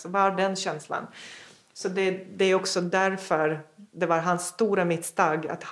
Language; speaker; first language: Swedish; non-native, fluent; Russian